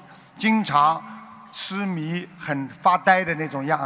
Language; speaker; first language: Chinese; native; Chinese